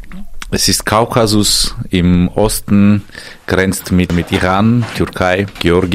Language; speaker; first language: German; non-native, fluent; Armenian